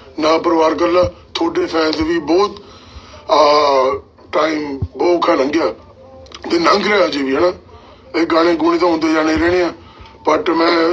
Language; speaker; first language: Punjabi; early bilingual, heritage; Punjabi